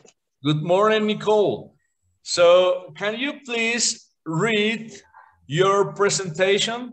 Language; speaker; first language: English; non-native, fluent; Spanish